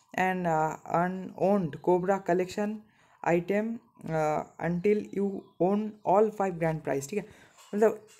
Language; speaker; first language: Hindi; non-native, local second language; Bangla